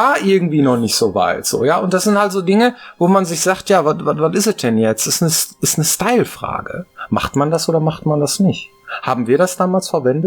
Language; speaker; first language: German; native; German